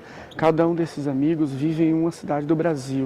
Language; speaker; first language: Portuguese; native; Portuguese